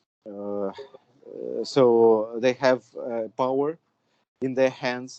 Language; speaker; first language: English; non-native, fluent; Russian